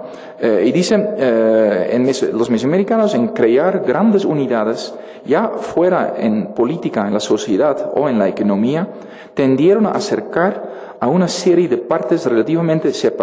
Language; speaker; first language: Spanish; non-native, fluent; Dutch